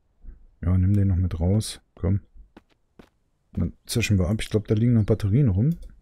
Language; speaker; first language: German; native; German